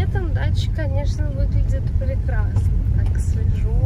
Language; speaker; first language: Russian; native; Russian